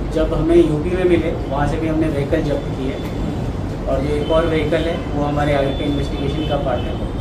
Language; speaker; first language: Hindi; non-native, local second language; Marathi